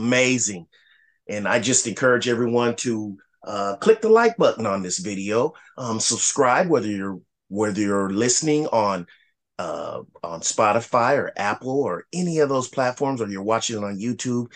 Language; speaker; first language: English; native; English